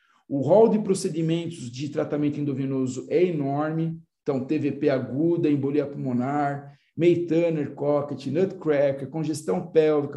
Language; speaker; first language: Portuguese; native; Portuguese